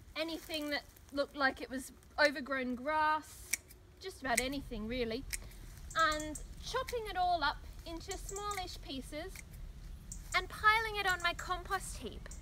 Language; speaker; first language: English; native; English